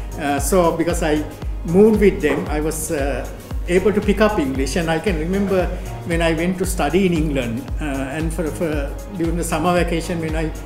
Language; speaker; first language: English; non-native, local second language; Sinhala